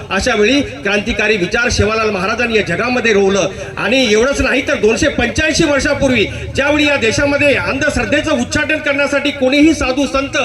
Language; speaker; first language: Marathi; non-native, local second language; Lambadi